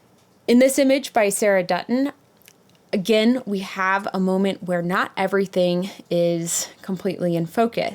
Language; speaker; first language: English; native; English